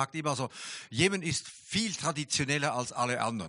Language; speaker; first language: German; native; German